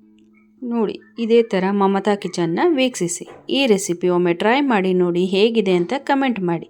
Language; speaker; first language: Kannada; native; Kannada